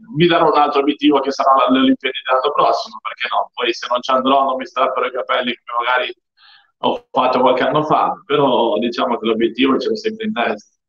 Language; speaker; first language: Italian; native; Italian